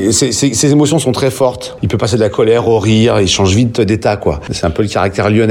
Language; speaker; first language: French; native; French